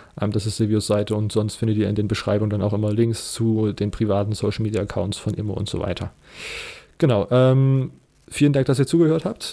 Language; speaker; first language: German; native; German